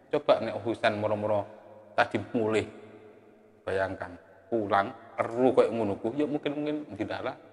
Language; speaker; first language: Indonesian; non-native, local second language; Javanese